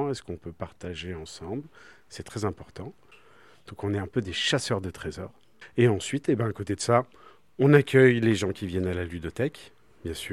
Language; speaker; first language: French; native; French